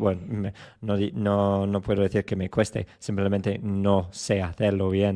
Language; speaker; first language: Spanish; non-native, fluent; English